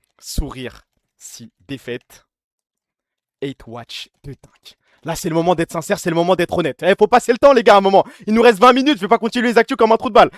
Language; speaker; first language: French; early bilingual, other home language; Arabic